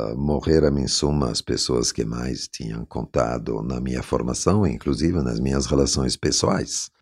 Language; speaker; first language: Portuguese; non-native, fluent; Italian